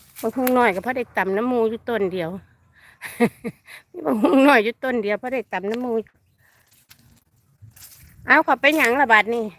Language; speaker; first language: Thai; non-native, local second language; Lao